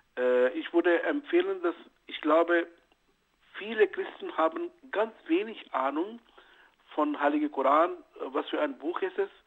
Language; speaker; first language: German; non-native, fluent; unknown